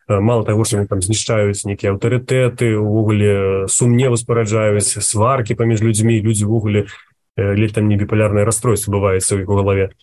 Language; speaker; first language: Belarusian; native; Belarusian